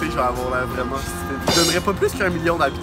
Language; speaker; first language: French; native; French